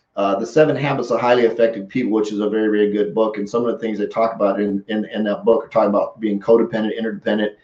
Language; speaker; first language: English; native; English